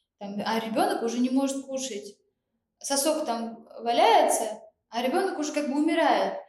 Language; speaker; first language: Russian; non-native, local second language; Uzbek